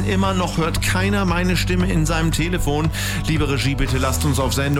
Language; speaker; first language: German; native; German